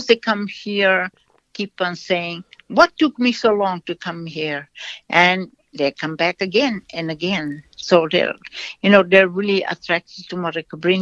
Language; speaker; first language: English; non-native, fluent; Portuguese